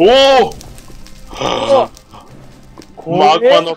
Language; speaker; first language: Japanese; non-native, fluent; English